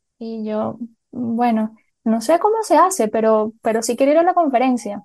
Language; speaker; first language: Spanish; native; Spanish